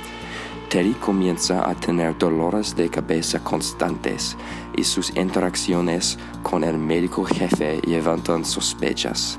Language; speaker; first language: Spanish; non-native, learner; English